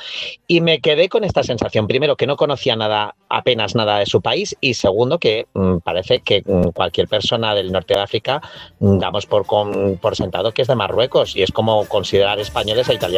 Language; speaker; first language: Spanish; native; Spanish